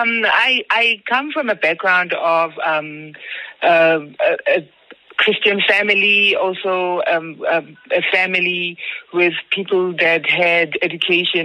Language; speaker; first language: English; non-native, local second language; Zulu